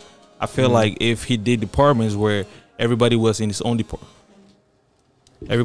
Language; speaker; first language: English; non-native, local second language; French